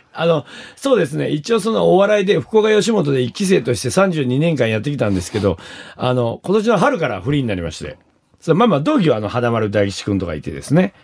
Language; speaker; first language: Japanese; native; Japanese